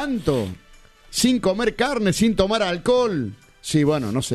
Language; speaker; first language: Spanish; native; Spanish